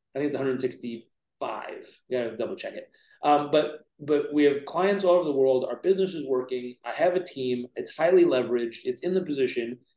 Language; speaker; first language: English; native; English